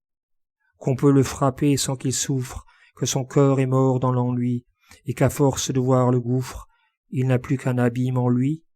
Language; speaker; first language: French; native; French